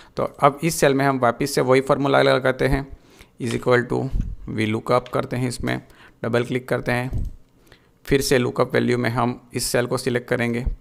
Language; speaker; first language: Hindi; non-native, local second language; Gujarati